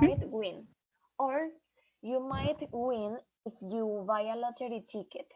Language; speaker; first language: English; non-native, learner; Spanish